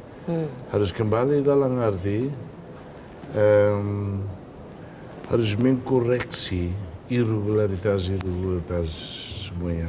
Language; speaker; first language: Indonesian; non-native, fluent; Tetum